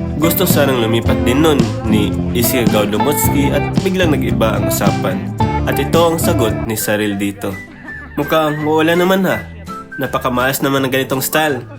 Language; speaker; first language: Filipino; non-native, local second language; Cebuano